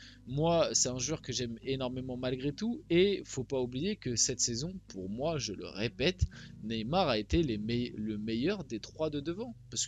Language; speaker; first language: French; early bilingual, other home language; Portuguese